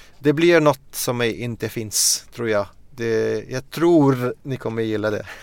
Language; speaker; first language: Swedish; non-native, fluent; Arabic